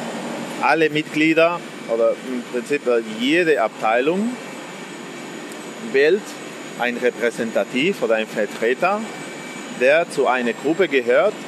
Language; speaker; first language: German; non-native, fluent; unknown